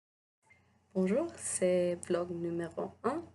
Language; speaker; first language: French; non-native, learner; English